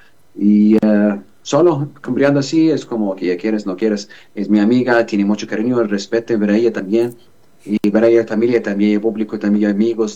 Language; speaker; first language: Spanish; non-native, learner; Arabic